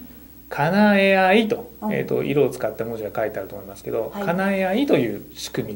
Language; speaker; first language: Japanese; native; Japanese